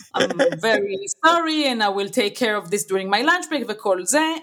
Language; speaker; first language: English; non-native, fluent; Hebrew